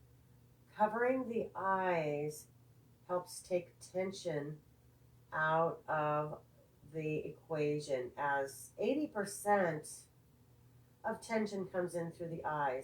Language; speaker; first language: English; native; English